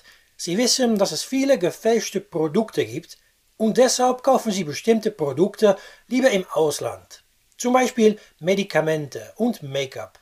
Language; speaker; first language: German; non-native, fluent; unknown